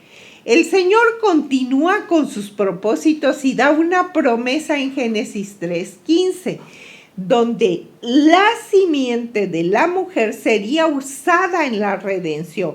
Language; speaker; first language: Spanish; native; Spanish